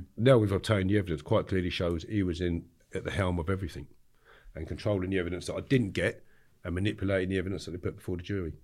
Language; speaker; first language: English; native; English